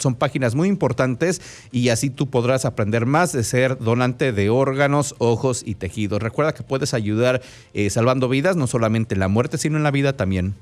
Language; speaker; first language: Spanish; native; Spanish